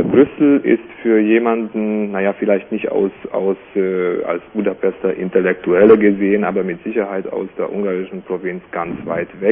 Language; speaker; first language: German; non-native, fluent; Slovak